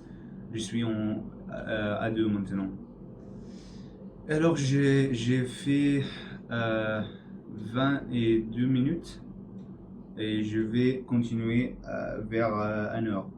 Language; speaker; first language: French; non-native, learner; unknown